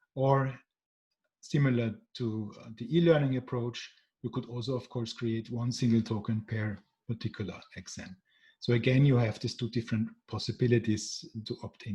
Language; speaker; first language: English; non-native, fluent; German